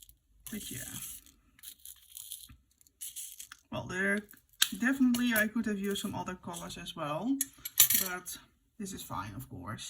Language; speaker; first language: English; non-native, fluent; Dutch